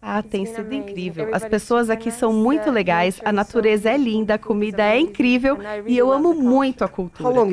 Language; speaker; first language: Portuguese; non-native, learner; Finnish